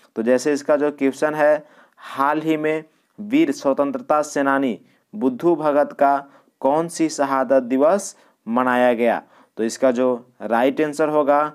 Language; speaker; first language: Hindi; native; Hindi